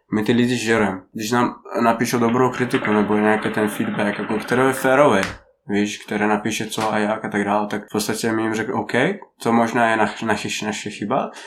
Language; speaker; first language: Czech; non-native, fluent; Russian